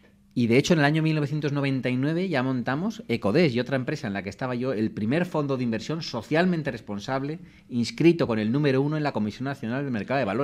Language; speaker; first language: Spanish; native; Spanish